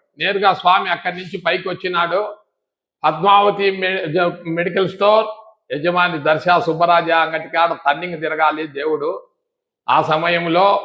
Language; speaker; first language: Telugu; native; Telugu